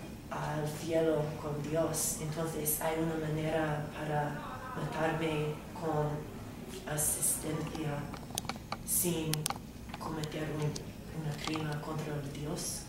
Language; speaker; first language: Spanish; non-native, learner; English